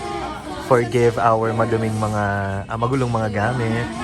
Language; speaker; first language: Filipino; native; Filipino